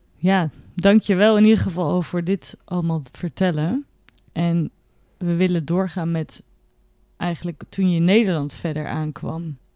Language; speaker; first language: Dutch; native; Dutch